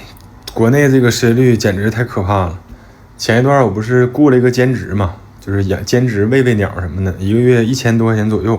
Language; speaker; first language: Chinese; native; Chinese